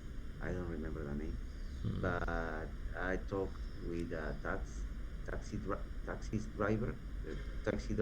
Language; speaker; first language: English; non-native, learner; Spanish